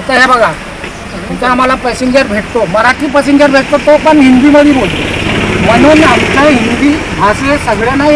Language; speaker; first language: Marathi; non-native, local second language; Hindi